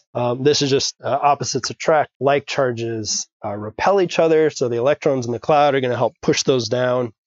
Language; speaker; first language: English; native; English